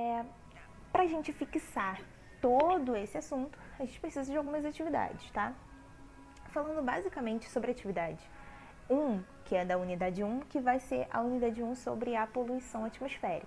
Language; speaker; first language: Portuguese; native; Portuguese